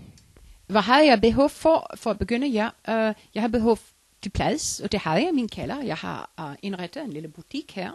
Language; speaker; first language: Danish; non-native, learner; Icelandic